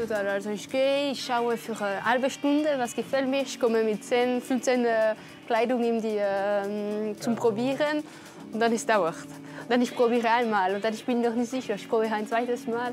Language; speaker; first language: German; non-native, local second language; French